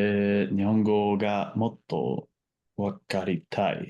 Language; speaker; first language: Japanese; non-native, learner; English